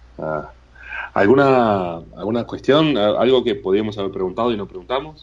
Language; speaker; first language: Spanish; non-native, fluent; Portuguese